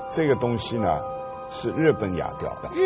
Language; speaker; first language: Chinese; native; Chinese